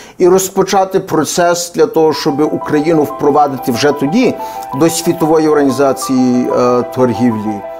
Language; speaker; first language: Ukrainian; early bilingual, heritage; Ukrainian